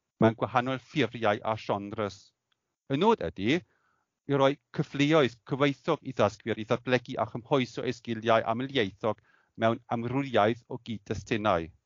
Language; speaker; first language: Welsh; non-native, fluent; German